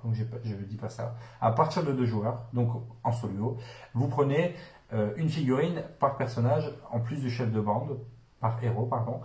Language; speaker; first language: French; native; French